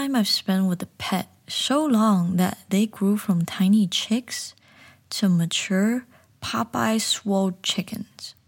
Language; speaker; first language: English; early bilingual, other home language; Chinese